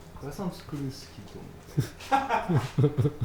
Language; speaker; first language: Japanese; non-native, learner; French